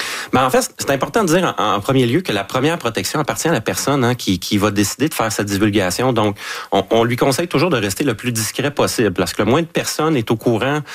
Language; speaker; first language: French; native; French